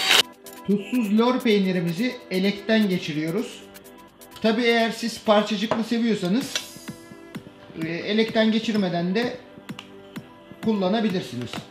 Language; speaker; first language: Turkish; native; Turkish